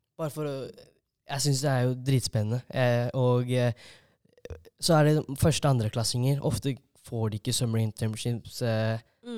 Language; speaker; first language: Norwegian; native; Norwegian